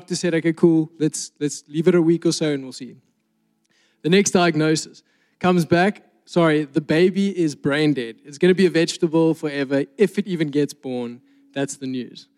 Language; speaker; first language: English; native; English